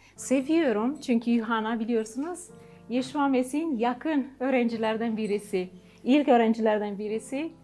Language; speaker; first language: Turkish; non-native, fluent; Romanian